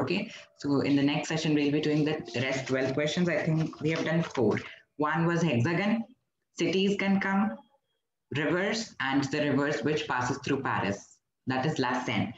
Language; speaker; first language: English; non-native, local second language; Hindi